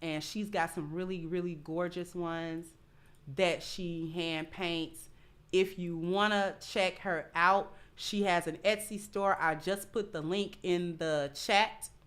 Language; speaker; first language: English; native; English